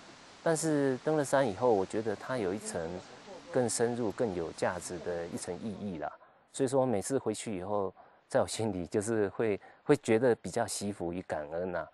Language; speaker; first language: Chinese; native; Chinese